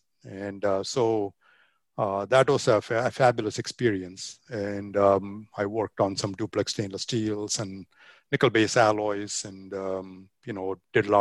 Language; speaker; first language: English; non-native, local second language; Tamil